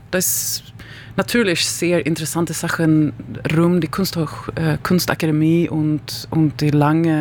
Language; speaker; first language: German; non-native, learner; Swedish